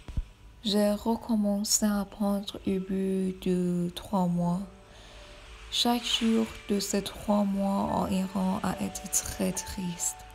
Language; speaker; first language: French; non-native, learner; Persian